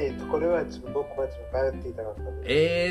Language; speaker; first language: Japanese; non-native, learner; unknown